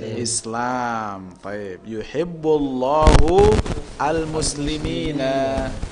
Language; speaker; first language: Arabic; non-native, fluent; Indonesian